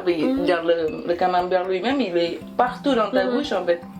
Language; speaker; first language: French; non-native, learner; Indonesian